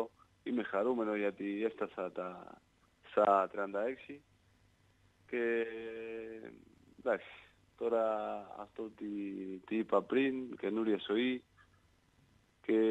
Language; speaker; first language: Greek; non-native, learner; Spanish